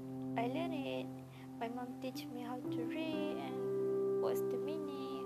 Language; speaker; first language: English; non-native, local second language; Malay